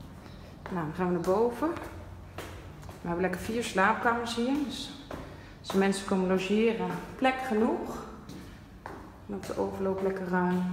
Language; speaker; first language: Dutch; native; Dutch